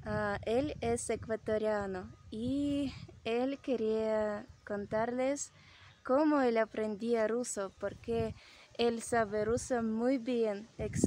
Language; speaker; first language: Spanish; non-native, learner; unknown